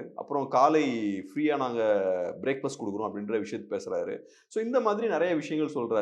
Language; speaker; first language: Tamil; native; Tamil